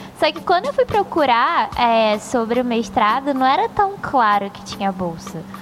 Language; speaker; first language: Portuguese; native; Portuguese